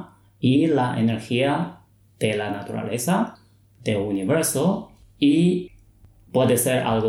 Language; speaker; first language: Spanish; non-native, fluent; Chinese